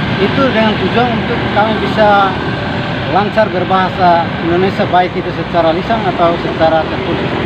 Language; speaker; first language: Indonesian; non-native, fluent; Tetum